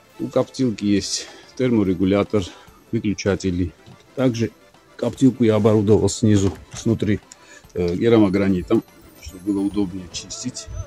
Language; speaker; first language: Russian; non-native, local second language; Georgian